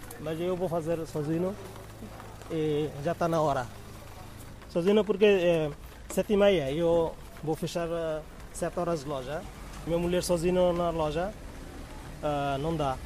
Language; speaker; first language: Portuguese; non-native, learner; Bangla